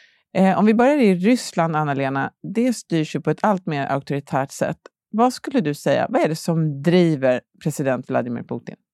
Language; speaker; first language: Swedish; native; Swedish